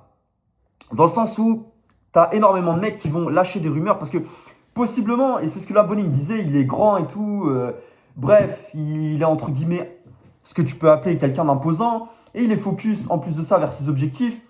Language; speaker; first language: French; native; French